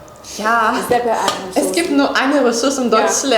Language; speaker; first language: German; non-native, learner; Turkish